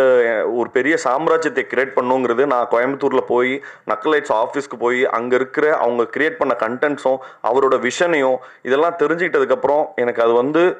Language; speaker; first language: Tamil; native; Tamil